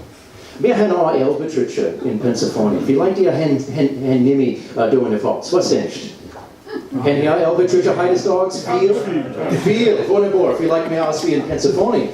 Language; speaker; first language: German; non-native, learner; English